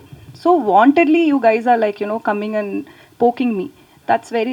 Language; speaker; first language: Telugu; non-native, learner; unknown